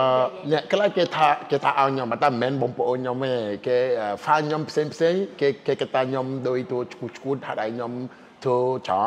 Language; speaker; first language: Khmer; non-native, fluent; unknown